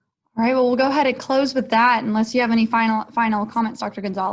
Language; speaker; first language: English; native; English